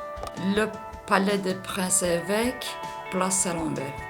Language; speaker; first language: French; non-native, learner; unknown